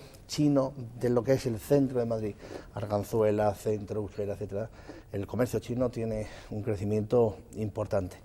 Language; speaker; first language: Spanish; native; Spanish